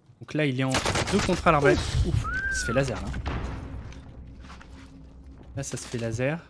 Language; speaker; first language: French; native; French